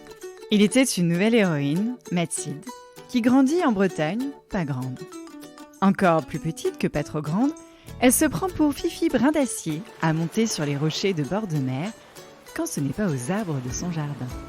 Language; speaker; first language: French; native; French